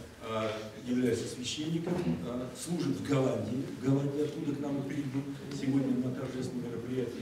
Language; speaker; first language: Russian; native; Russian